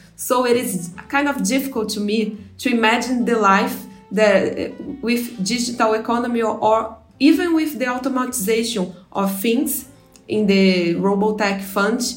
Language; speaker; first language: English; non-native, fluent; Portuguese